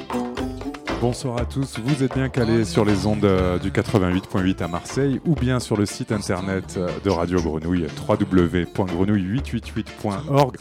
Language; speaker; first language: French; native; French